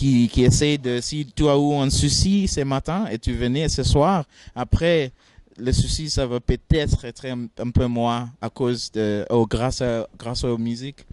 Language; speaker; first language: French; non-native, fluent; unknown